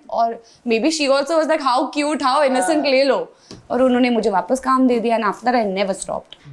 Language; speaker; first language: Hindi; non-native, local second language; English